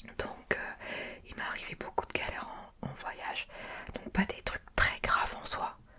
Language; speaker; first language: French; early bilingual, other home language; Vietnamese